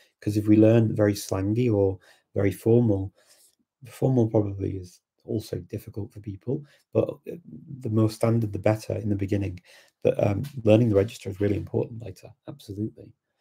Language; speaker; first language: English; native; English